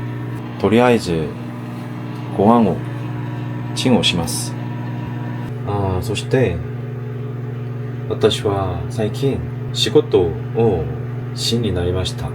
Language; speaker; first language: Japanese; non-native, learner; Korean